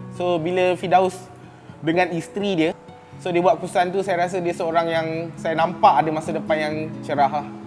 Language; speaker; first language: Malay; native; Malay